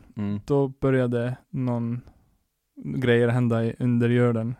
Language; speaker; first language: Swedish; non-native, fluent; Icelandic